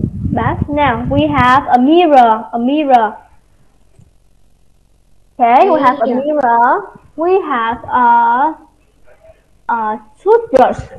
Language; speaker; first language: English; non-native, fluent; Vietnamese